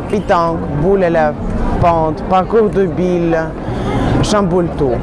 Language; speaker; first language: French; non-native, learner; Russian